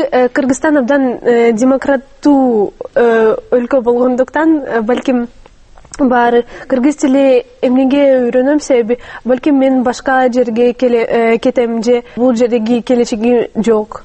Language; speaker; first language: Kyrgyz; non-native, learner; Russian